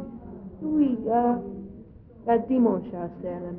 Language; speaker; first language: French; non-native, learner; English